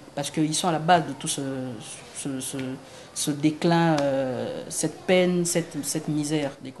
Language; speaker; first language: French; non-native, local second language; Lingala